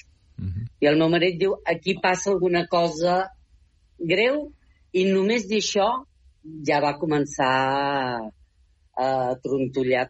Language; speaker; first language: Catalan; native; Catalan